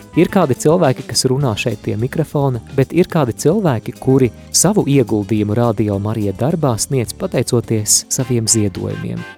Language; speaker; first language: Latvian; native; Latvian